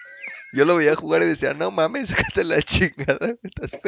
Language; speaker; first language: Spanish; native; Spanish